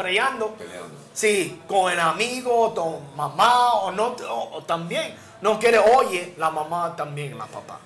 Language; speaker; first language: Spanish; non-native, learner; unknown